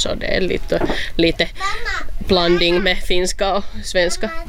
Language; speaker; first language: Swedish; non-native, local second language; Finnish